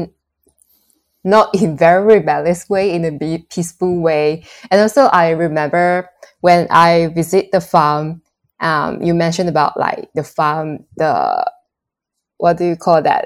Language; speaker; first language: English; non-native, local second language; Chinese